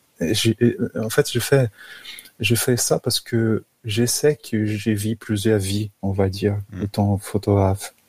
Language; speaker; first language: French; non-native, fluent; Portuguese